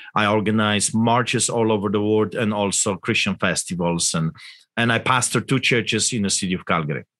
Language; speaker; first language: English; non-native, fluent; Polish